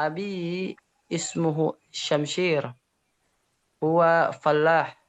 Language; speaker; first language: Arabic; non-native, learner; Indonesian